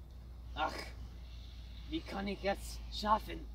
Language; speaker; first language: German; non-native, learner; English